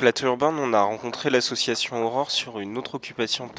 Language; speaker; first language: French; native; French